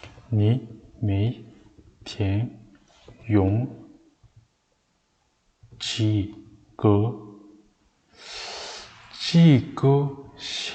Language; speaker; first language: Chinese; non-native, fluent; Mongolian